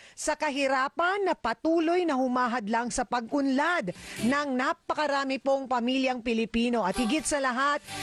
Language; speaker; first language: Filipino; native; Filipino